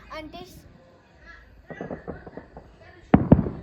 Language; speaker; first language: Spanish; early bilingual, other home language; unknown